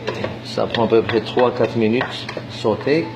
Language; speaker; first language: French; non-native, fluent; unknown